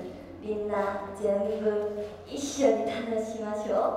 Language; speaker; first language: Japanese; non-native, learner; Korean